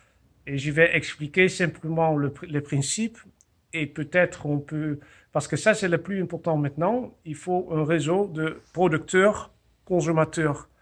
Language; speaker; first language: French; non-native, fluent; Dutch